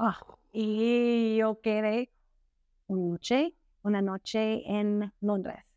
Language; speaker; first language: Spanish; non-native, learner; English